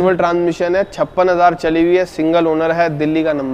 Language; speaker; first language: Hindi; native; Hindi